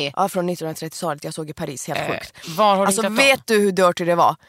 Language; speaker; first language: Swedish; early bilingual, other home language; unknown